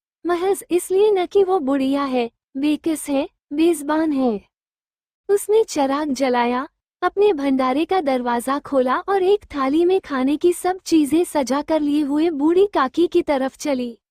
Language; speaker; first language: Hindi; native; Hindi